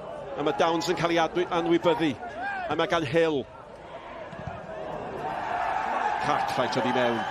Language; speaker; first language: Welsh; native; Welsh